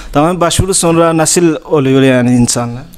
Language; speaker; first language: Turkish; non-native, learner; Urdu